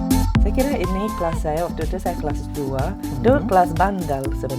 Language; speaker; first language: Indonesian; non-native, fluent; English